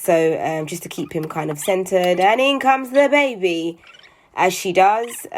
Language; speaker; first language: English; native; English